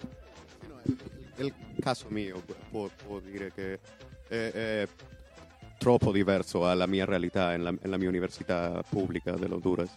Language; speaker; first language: Italian; non-native, learner; Spanish